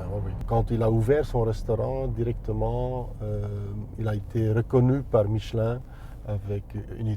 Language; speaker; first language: French; non-native, local second language; Dutch